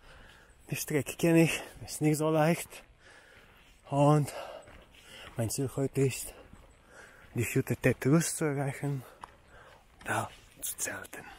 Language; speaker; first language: German; non-native, fluent; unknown